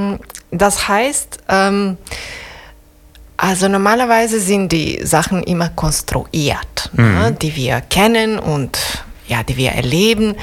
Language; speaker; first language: German; non-native, fluent; Italian